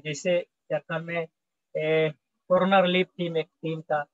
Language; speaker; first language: Hindi; native; Hindi